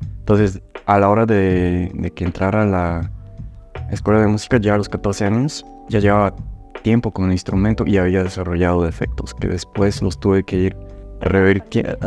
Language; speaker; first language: Spanish; non-native, fluent; Bulgarian